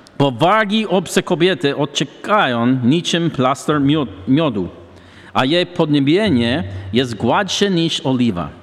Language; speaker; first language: Polish; non-native, fluent; English